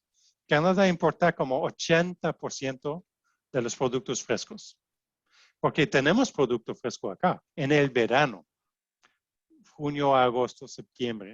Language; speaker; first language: Spanish; non-native, fluent; French